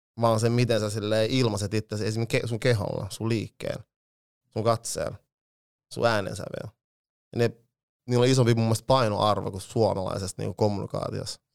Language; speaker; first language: Finnish; early bilingual, other home language; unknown